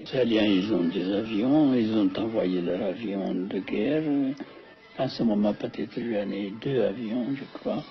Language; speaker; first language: French; non-native, fluent; Amharic